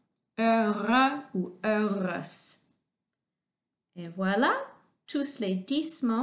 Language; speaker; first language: French; non-native, fluent; English